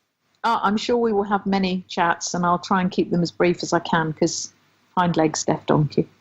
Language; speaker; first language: English; native; English